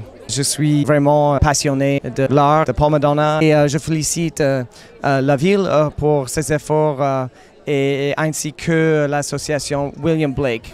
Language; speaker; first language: French; non-native, fluent; English